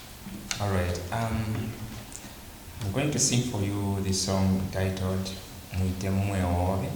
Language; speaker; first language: English; non-native, local second language; Bemba